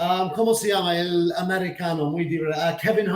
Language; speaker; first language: Spanish; non-native, fluent; English